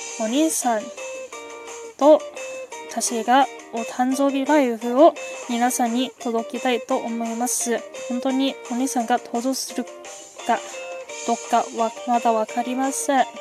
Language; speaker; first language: Japanese; non-native, learner; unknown